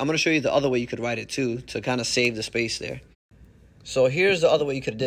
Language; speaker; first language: English; native; English